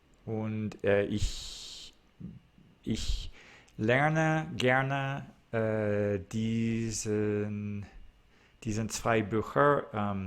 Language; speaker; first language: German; non-native, learner; English